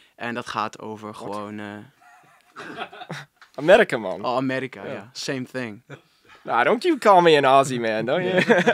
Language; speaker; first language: Dutch; non-native, fluent; English